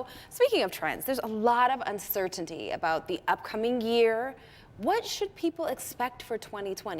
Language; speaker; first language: English; native; English